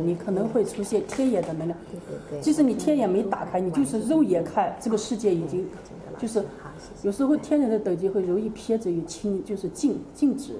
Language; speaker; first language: Chinese; native; Chinese